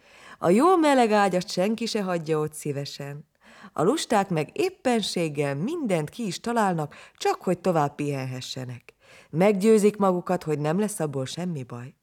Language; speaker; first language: Hungarian; native; Hungarian